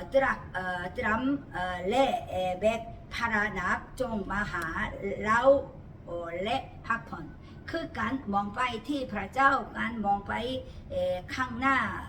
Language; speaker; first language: Thai; non-native, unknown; Korean